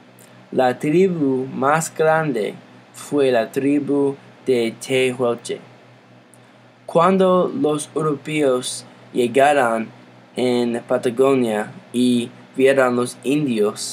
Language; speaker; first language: Spanish; non-native, learner; English